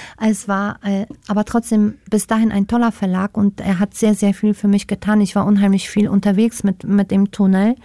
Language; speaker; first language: German; non-native, fluent; Polish